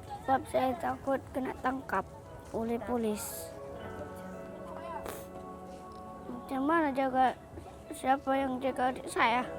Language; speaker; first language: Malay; early bilingual, other home language; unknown